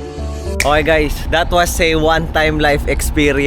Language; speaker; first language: English; non-native, local second language; Filipino